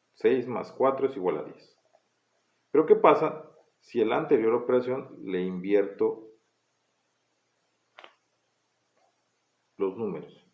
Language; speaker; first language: Spanish; native; Spanish